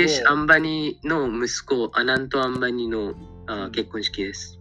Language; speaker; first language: Japanese; non-native, fluent; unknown